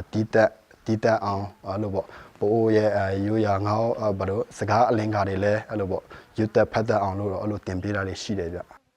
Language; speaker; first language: Burmese; non-native, local second language; Pa'o Karen